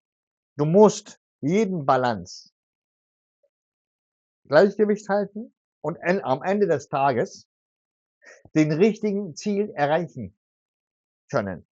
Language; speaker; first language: German; non-native, fluent; Turkish